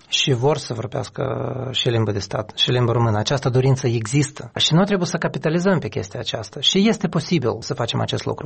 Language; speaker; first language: Romanian; non-native, local second language; Russian